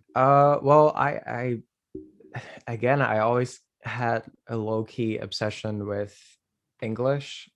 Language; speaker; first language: English; non-native, fluent; Dutch